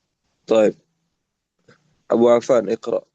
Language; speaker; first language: Arabic; non-native, fluent; Indonesian